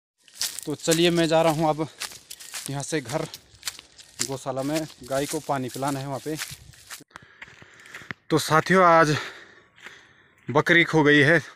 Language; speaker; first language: Hindi; native; Hindi